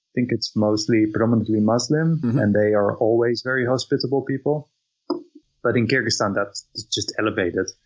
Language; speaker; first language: English; non-native, fluent; Dutch